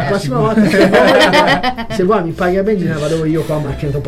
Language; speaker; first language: Italian; native; Italian